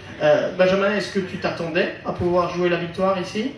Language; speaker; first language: French; native; French